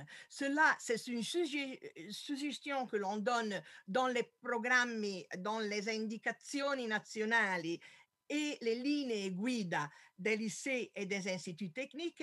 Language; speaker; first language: French; non-native, fluent; Italian